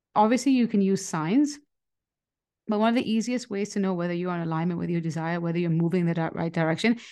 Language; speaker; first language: English; non-native, local second language; Hindi